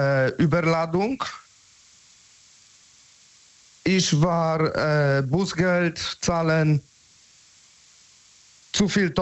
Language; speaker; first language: German; non-native, learner; Polish